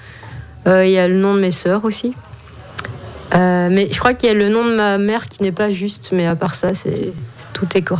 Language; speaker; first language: French; native; French